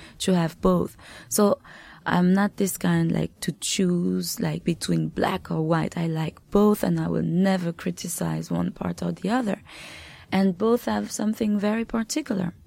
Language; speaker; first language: English; non-native, fluent; French